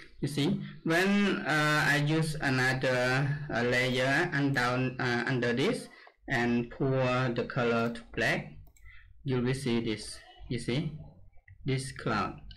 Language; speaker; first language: English; non-native, learner; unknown